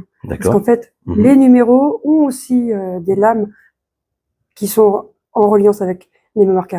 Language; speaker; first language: French; native; French